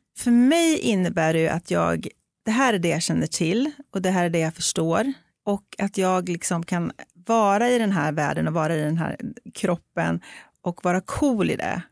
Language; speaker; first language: Swedish; native; Swedish